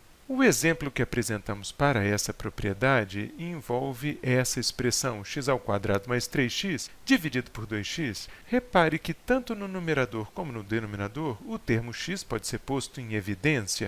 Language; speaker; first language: Portuguese; native; Portuguese